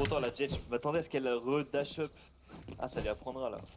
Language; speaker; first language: French; native; French